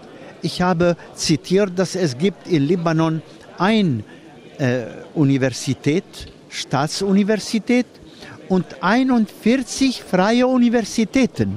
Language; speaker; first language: German; non-native, fluent; Arabic